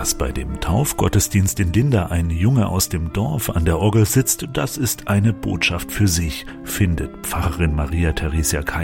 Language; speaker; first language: German; native; German